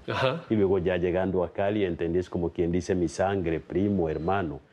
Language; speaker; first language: Spanish; non-native, fluent; Kikuyu